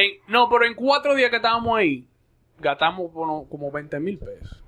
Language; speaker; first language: Spanish; early bilingual, other home language; English